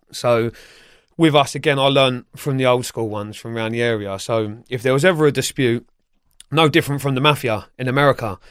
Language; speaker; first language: English; native; English